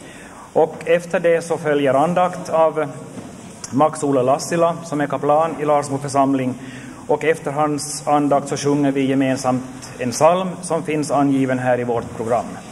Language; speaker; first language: Swedish; native; Swedish